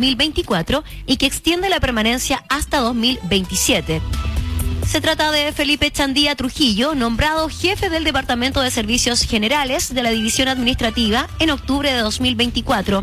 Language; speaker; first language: Spanish; native; Spanish